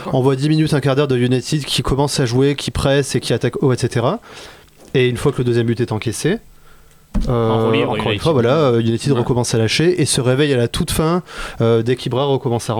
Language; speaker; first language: French; native; French